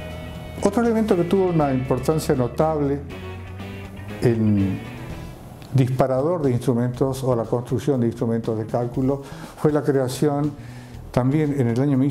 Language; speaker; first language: Spanish; native; Spanish